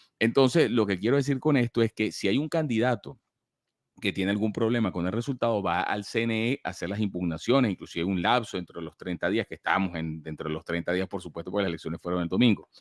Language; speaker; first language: Spanish; native; Spanish